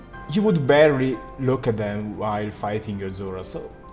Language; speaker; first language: English; non-native, fluent; Italian